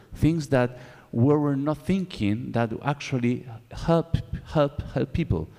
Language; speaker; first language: English; non-native, learner; Spanish